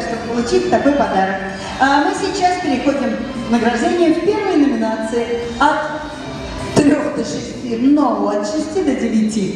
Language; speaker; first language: Russian; native; Russian